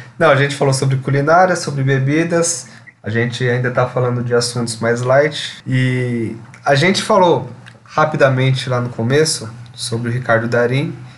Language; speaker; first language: Portuguese; native; Portuguese